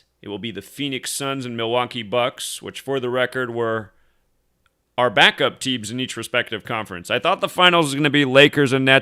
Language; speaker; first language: English; native; English